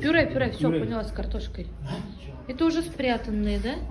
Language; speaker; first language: Russian; native; Russian